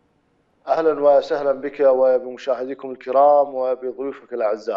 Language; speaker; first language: Arabic; native; Arabic